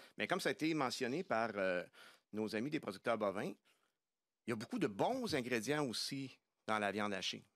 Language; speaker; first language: French; native; French